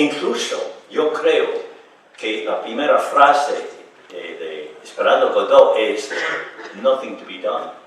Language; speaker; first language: Spanish; non-native, fluent; English